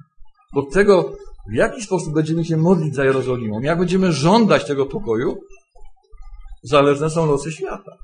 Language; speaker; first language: Polish; native; Polish